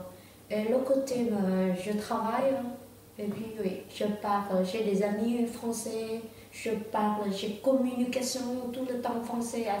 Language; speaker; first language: French; non-native, learner; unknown